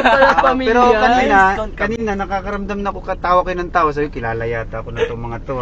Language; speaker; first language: Filipino; non-native, fluent; Korean